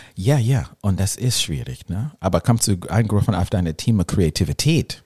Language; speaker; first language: German; non-native, learner; English